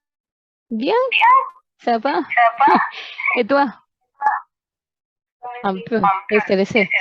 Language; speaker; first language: French; non-native, fluent; Spanish